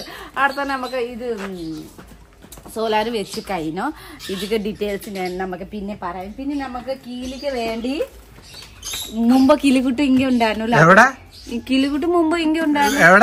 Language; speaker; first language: Malayalam; non-native, learner; Nepali